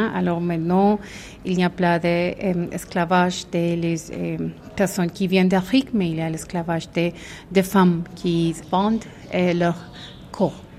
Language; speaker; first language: French; non-native, fluent; Spanish